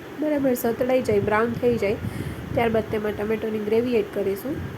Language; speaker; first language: Gujarati; native; Gujarati